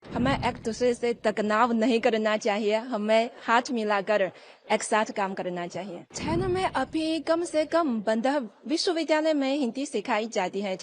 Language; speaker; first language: Hindi; non-native, fluent; Chinese